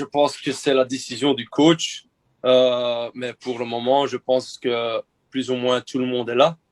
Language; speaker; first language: French; non-native, local second language; Dutch